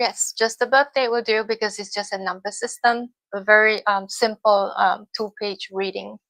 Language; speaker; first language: English; non-native, fluent; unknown